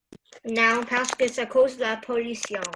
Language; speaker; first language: French; non-native, learner; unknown